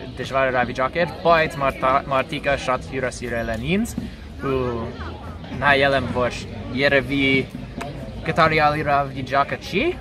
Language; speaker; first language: Armenian; non-native, learner; English